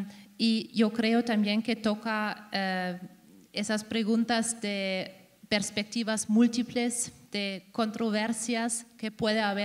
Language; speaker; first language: Spanish; non-native, fluent; German